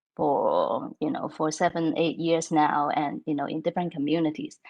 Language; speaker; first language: English; non-native, local second language; Cantonese